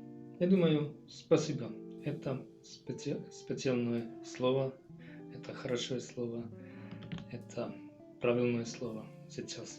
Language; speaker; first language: Russian; non-native, learner; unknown